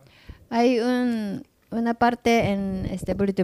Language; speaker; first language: Spanish; non-native, learner; Japanese